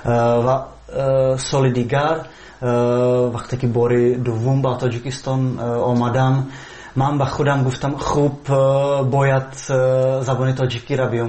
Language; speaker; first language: Persian; non-native, fluent; Czech